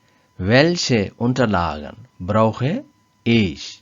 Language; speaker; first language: German; non-native, fluent; Urdu